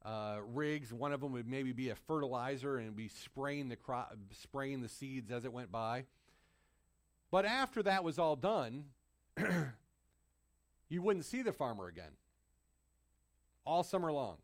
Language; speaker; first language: English; native; English